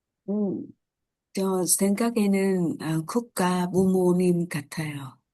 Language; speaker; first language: Korean; non-native, learner; Vietnamese